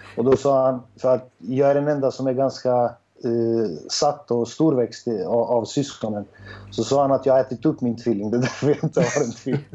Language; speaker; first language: Swedish; early bilingual, other home language; Albanian